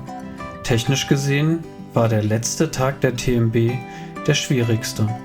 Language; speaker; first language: German; native; German